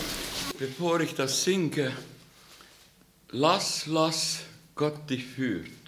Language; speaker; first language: German; non-native, learner; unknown